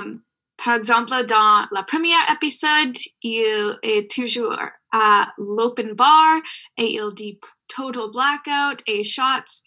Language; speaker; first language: French; non-native, learner; English